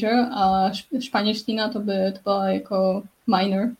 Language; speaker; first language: Czech; non-native, learner; Polish